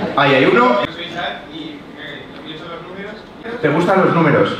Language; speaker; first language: Spanish; native; Spanish